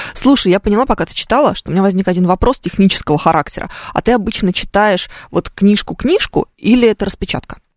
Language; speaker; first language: Russian; native; Russian